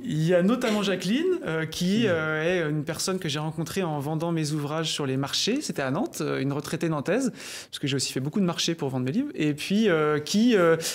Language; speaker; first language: French; native; French